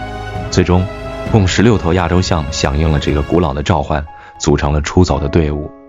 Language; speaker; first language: Chinese; native; Chinese